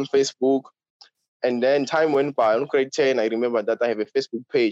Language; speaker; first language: English; non-native, local second language; Swati